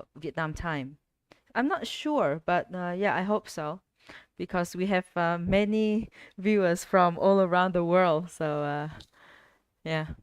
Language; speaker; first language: English; non-native, fluent; Vietnamese